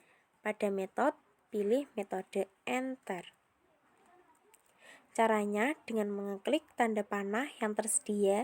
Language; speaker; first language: Indonesian; native; Indonesian